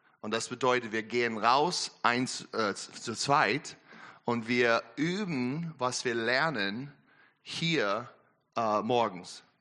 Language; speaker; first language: German; non-native, learner; English